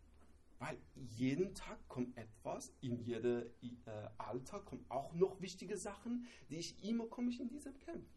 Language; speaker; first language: German; non-native, learner; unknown